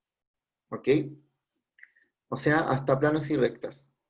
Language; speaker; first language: Spanish; native; Spanish